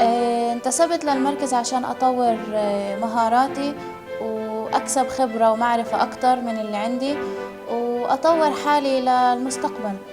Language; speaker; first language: Arabic; native; Arabic